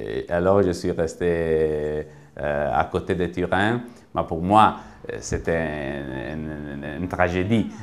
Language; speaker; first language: French; non-native, fluent; Italian